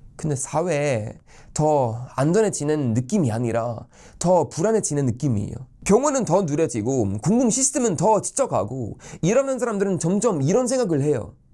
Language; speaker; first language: Korean; non-native, fluent; Swedish